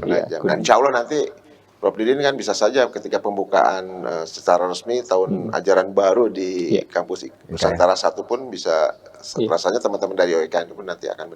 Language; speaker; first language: Indonesian; native; Indonesian